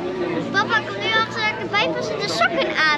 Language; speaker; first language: Dutch; native; Dutch